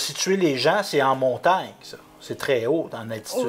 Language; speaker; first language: French; native; French